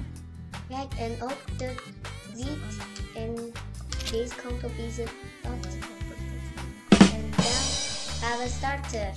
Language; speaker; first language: Dutch; early bilingual, other home language; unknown